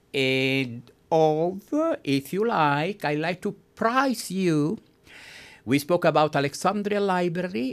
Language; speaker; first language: English; non-native, fluent; Italian